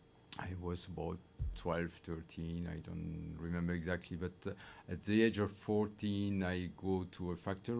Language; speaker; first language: English; non-native, learner; French